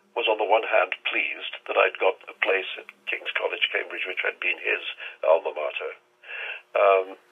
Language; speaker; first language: English; non-native, local second language; Urdu